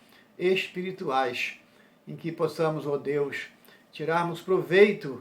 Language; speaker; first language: Portuguese; native; Portuguese